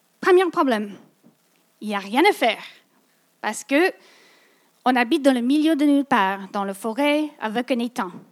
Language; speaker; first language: French; non-native, local second language; English